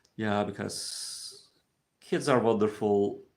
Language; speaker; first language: English; non-native, fluent; Turkish